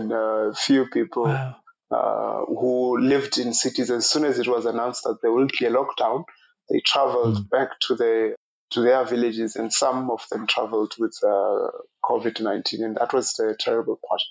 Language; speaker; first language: English; non-native, local second language; Xhosa